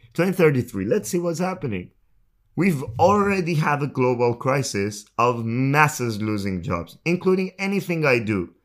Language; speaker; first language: English; non-native, fluent; Persian